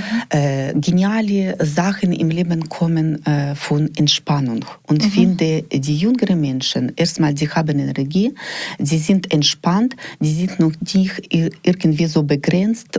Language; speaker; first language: German; non-native, learner; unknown